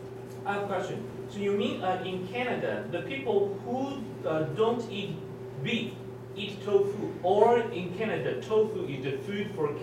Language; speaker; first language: English; non-native, learner; Chinese